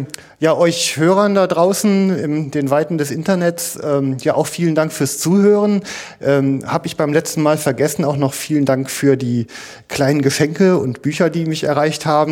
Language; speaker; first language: German; native; German